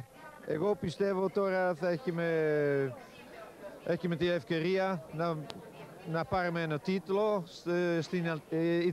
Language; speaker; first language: Greek; non-native, learner; Dutch